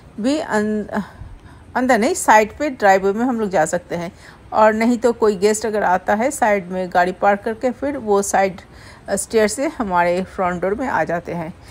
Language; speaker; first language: Hindi; non-native, local second language; Bangla